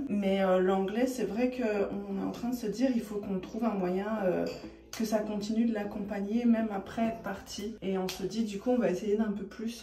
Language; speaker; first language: French; native; French